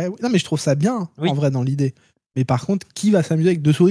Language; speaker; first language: French; native; French